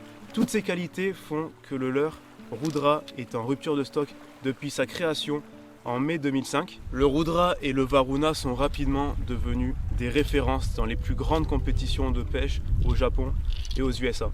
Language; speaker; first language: French; native; French